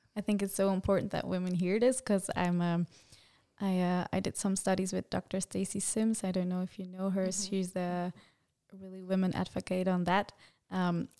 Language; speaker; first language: English; non-native, fluent; Dutch